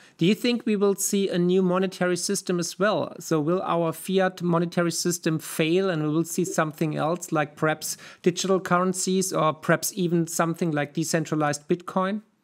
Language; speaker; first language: English; non-native, fluent; German